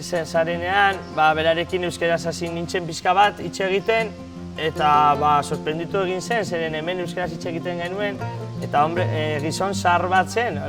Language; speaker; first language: Basque; non-native, local second language; Spanish